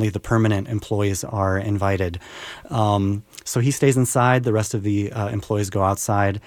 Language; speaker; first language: English; native; English